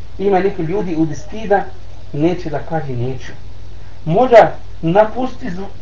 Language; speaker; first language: Bosnian; non-native, learner; Arabic